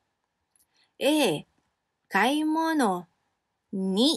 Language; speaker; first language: Japanese; non-native, fluent; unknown